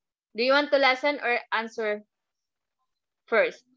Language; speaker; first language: English; non-native, fluent; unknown